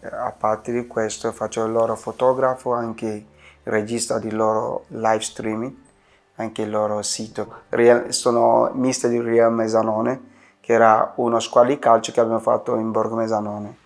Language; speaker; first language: Italian; non-native, fluent; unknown